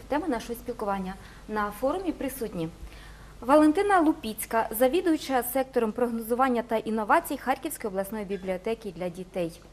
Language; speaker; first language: Ukrainian; non-native, local second language; Russian